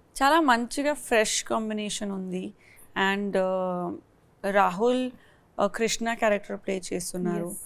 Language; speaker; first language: Telugu; non-native, learner; Kannada